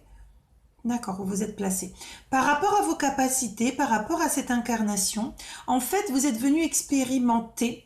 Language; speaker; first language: French; native; French